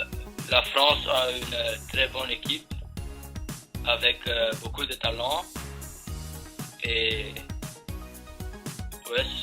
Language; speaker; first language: French; non-native, learner; Albanian